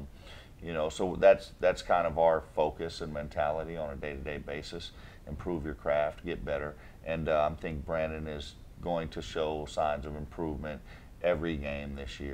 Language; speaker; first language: English; native; English